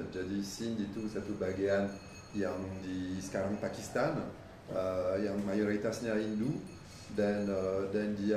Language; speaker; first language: Indonesian; non-native, fluent; French